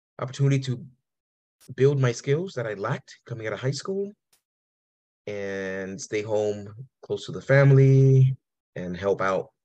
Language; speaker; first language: English; early bilingual, other home language; Spanish